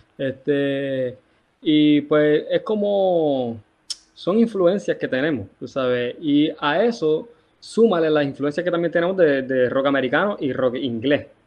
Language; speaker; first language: Spanish; native; Spanish